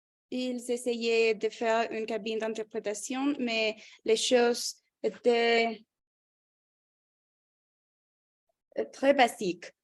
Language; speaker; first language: French; non-native, fluent; Spanish